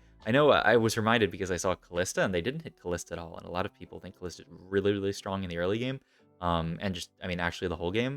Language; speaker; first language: English; native; English